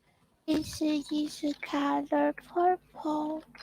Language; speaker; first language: English; non-native, learner; Chinese